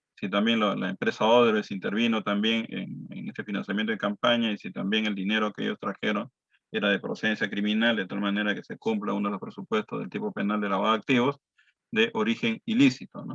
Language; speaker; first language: Spanish; native; Spanish